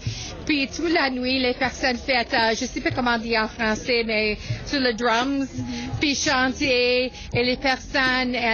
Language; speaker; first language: French; non-native, local second language; English